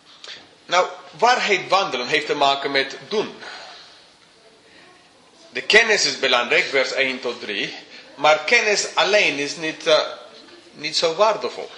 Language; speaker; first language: Dutch; non-native, fluent; English